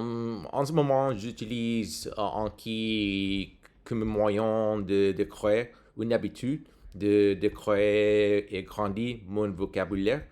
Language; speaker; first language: French; non-native, learner; English